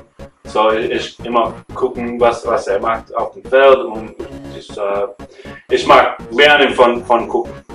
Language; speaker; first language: German; non-native, learner; English